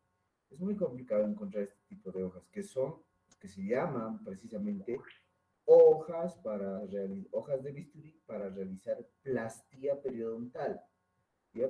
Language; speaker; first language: Spanish; native; Spanish